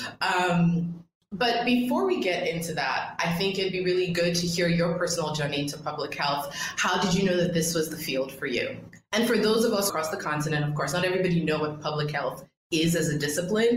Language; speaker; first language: English; non-native, local second language; Krio